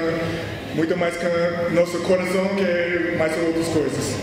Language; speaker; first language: Portuguese; non-native, learner; English